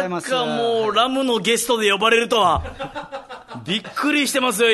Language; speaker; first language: Japanese; native; Japanese